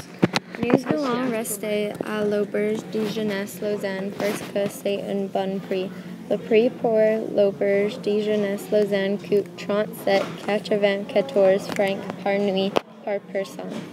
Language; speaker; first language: French; non-native, learner; English